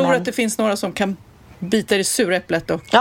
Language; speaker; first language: Swedish; native; Swedish